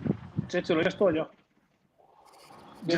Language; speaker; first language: Spanish; native; Spanish